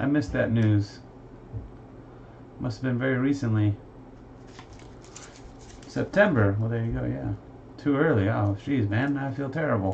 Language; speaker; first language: English; native; English